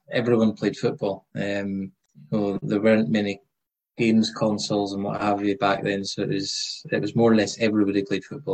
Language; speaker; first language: English; native; English